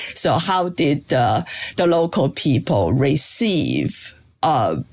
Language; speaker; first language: English; non-native, fluent; Chinese